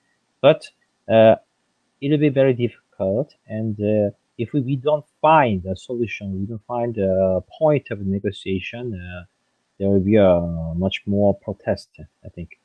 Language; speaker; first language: English; non-native, fluent; French